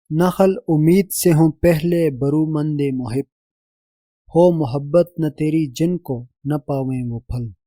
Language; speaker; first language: Urdu; native; Urdu